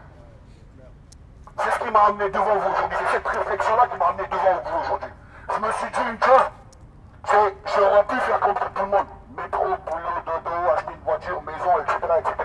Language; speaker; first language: French; native; French